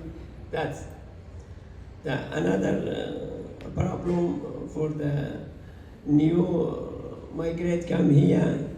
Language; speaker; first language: English; non-native, learner; Persian